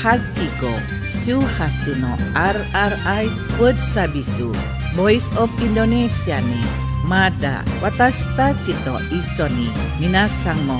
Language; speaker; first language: Japanese; non-native, fluent; Indonesian